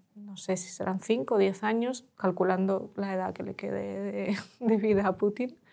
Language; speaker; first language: Spanish; early bilingual, other home language; Russian